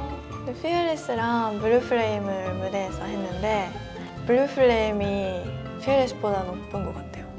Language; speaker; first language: Korean; non-native, fluent; Japanese